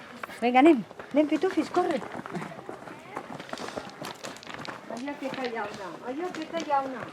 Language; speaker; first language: Catalan; native; Catalan